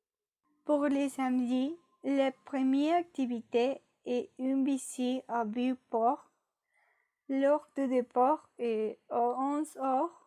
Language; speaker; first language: French; non-native, learner; Spanish